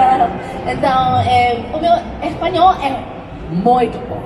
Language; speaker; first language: Portuguese; non-native, learner; English